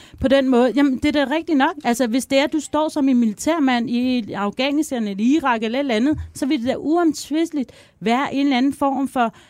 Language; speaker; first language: Danish; early bilingual, other home language; Persian